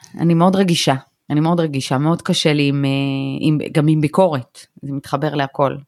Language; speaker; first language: Hebrew; early bilingual, other home language; Russian